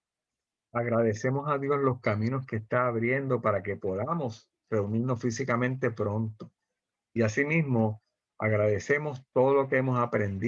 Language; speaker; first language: Spanish; native; Spanish